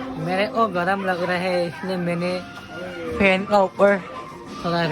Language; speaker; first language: Hindi; non-native, local second language; Assamese